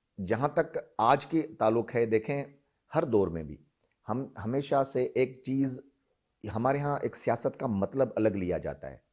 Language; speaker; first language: Urdu; non-native, local second language; Sindhi